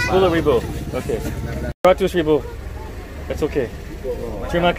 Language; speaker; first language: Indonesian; non-native, learner; English